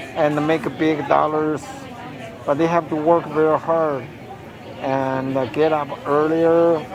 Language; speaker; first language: English; non-native, fluent; Chinese